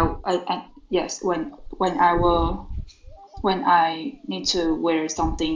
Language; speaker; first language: English; non-native, learner; Chinese